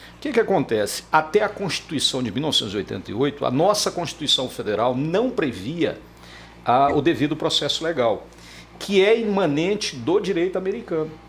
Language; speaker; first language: Portuguese; native; Portuguese